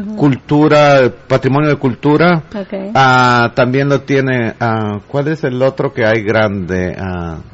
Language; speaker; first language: Spanish; native; Spanish